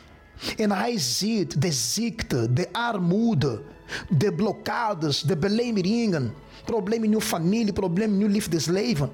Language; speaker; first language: Dutch; non-native, fluent; Portuguese